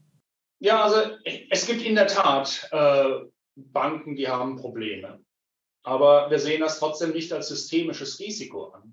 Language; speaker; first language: German; native; German